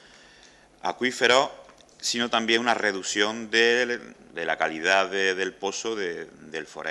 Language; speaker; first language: Spanish; native; Spanish